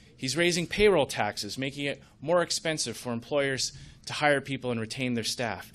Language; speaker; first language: English; native; English